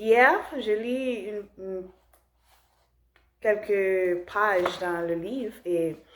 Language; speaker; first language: French; non-native, learner; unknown